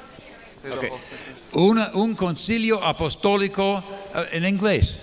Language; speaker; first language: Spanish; non-native, fluent; English